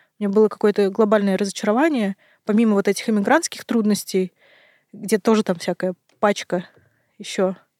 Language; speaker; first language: Russian; native; Russian